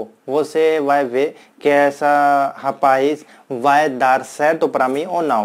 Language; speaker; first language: Portuguese; non-native, learner; Hindi